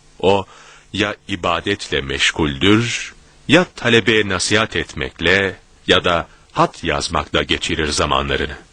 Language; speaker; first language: Turkish; native; Turkish